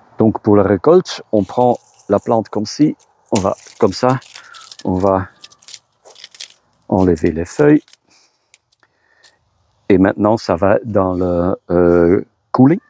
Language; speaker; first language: French; non-native, local second language; Dutch